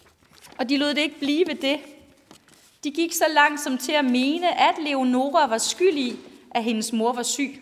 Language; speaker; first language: Danish; native; Danish